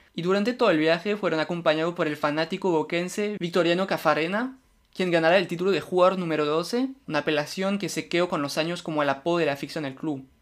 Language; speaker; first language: Spanish; non-native, fluent; French